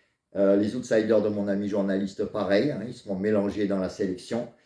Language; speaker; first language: French; native; French